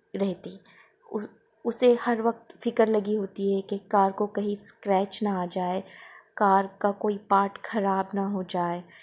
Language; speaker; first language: Hindi; non-native, local second language; Marathi